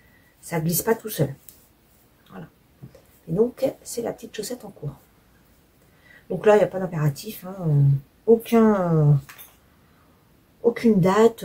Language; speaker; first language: French; native; French